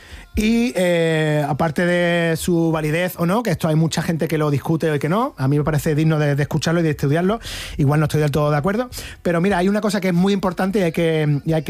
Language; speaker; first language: Spanish; native; Spanish